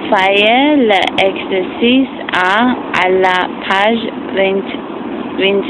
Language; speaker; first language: French; non-native, fluent; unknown